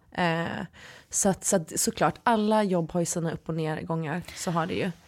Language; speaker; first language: Swedish; early bilingual, other home language; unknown